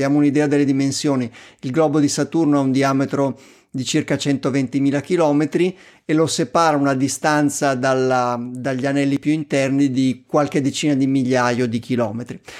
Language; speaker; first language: Italian; native; Italian